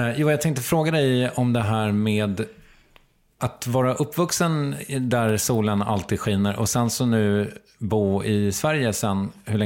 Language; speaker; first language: Swedish; native; Swedish